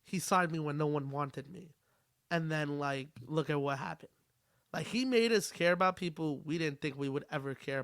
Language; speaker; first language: English; native; English